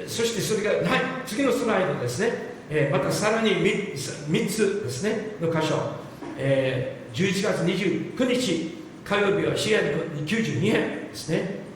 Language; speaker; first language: Japanese; non-native, fluent; English